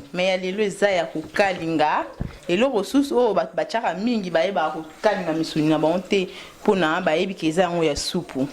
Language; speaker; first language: Lingala; native; Lingala